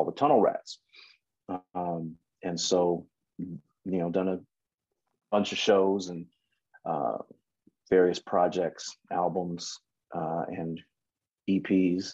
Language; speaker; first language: English; native; English